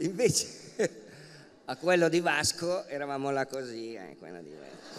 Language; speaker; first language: Italian; native; Italian